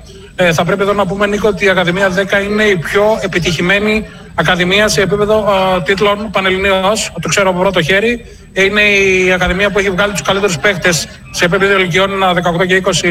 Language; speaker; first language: Greek; native; Greek